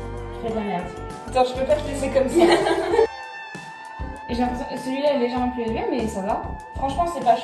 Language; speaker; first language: French; native; French